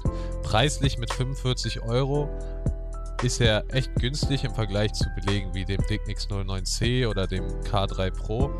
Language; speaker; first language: German; native; German